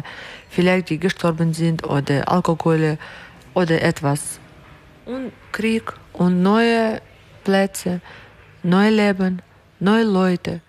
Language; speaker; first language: German; non-native, learner; Ukrainian